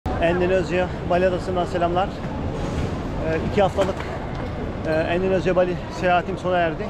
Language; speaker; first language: Turkish; native; Turkish